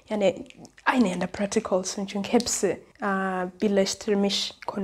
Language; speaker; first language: Turkish; non-native, fluent; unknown